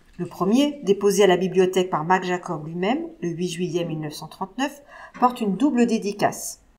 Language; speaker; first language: French; native; French